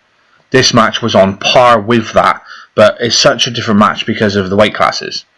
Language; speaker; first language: English; native; English